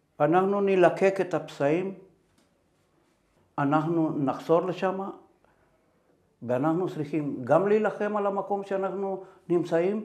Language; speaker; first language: Hebrew; non-native, fluent; Spanish